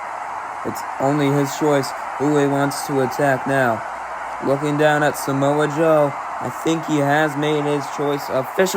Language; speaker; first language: English; native; English